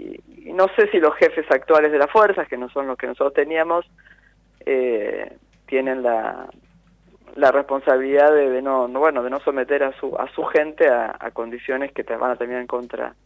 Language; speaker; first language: Spanish; native; Spanish